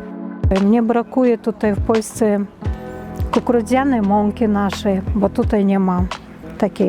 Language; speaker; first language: Polish; non-native, fluent; Chechen